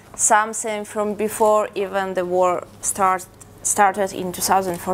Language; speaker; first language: English; non-native, fluent; Russian